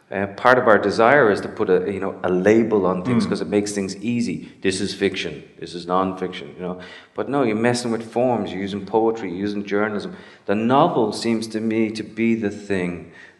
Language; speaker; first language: English; native; English